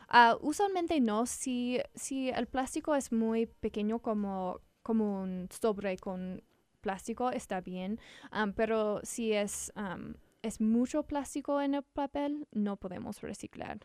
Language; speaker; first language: Spanish; non-native, learner; English